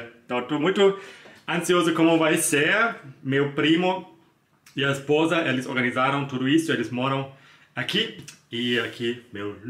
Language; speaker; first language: Portuguese; non-native, fluent; German